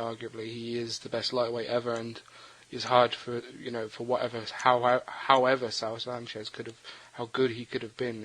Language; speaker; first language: English; native; English